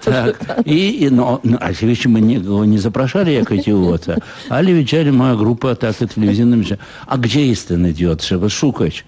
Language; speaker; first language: Polish; non-native, fluent; Russian